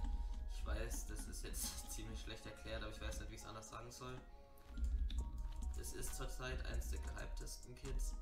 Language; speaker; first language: German; native; German